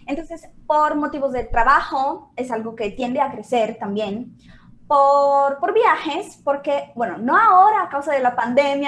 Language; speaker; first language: Spanish; non-native, fluent; Portuguese